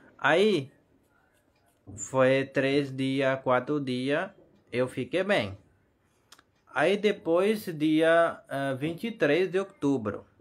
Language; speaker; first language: Portuguese; non-native, learner; Hindi